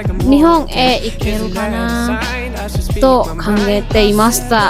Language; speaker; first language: Japanese; non-native, learner; Indonesian